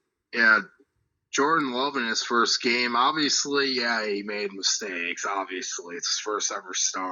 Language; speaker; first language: English; native; English